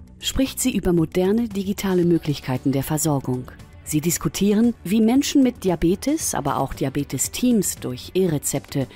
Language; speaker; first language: German; native; German